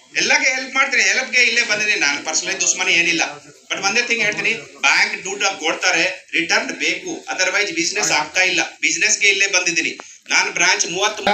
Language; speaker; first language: Kannada; non-native, learner; Hindi